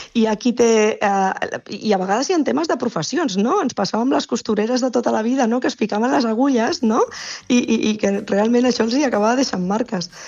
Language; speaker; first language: Catalan; native; Catalan